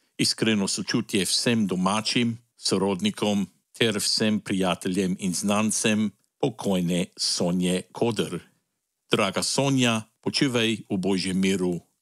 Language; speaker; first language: Slovenian; early bilingual, heritage; Slovenian